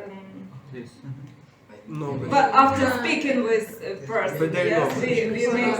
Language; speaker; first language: English; non-native, learner; Ukrainian